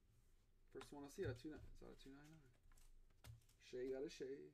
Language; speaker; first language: English; native; English